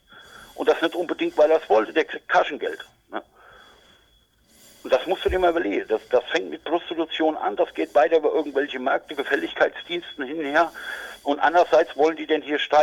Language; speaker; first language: German; native; German